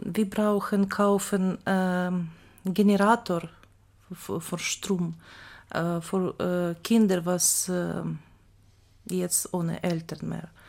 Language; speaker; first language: German; non-native, learner; Ukrainian